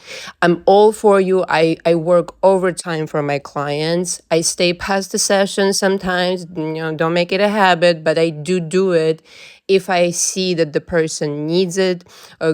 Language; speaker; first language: English; non-native, fluent; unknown